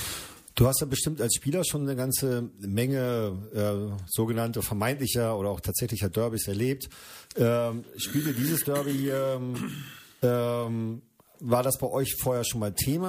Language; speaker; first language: German; native; German